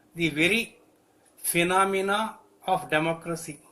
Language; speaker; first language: English; non-native, local second language; Telugu